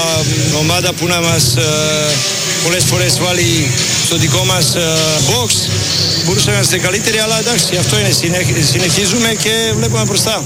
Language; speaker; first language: Greek; non-native, learner; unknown